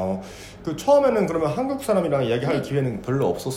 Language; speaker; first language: Korean; non-native, fluent; Japanese